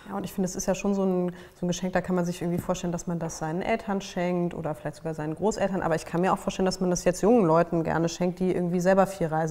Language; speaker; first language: German; native; German